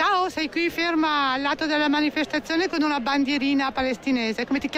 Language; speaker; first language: Italian; native; Italian